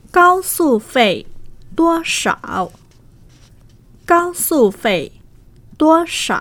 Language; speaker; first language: Chinese; non-native, fluent; Thai